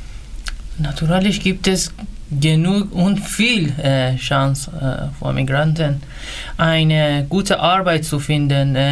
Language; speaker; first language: German; non-native, learner; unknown